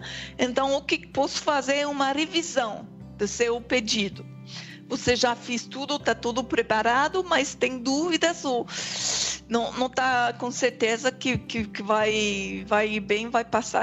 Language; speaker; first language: Portuguese; non-native, fluent; French